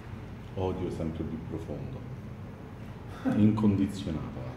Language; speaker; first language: Italian; native; Italian